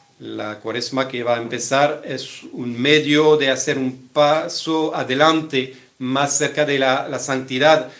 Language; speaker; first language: Spanish; non-native, fluent; French